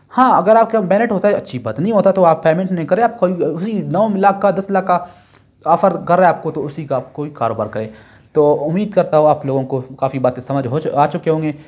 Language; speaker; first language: Urdu; non-native, local second language; Brahui